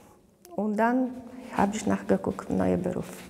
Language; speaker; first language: German; non-native, learner; Polish